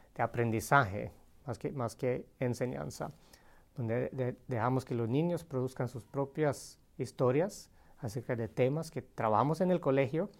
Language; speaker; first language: Spanish; non-native, fluent; Swedish